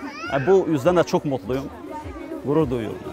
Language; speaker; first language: Turkish; non-native, local second language; Kurdish